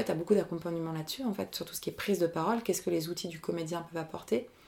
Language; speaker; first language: French; native; French